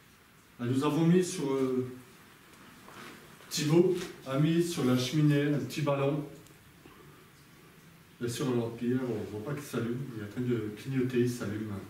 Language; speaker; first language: French; native; French